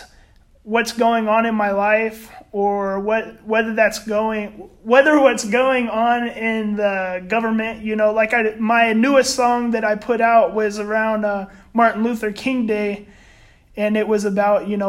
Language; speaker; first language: English; native; English